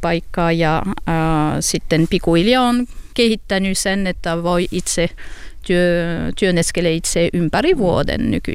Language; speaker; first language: Finnish; non-native, learner; French